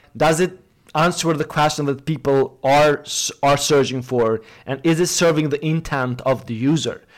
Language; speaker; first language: English; non-native, fluent; Albanian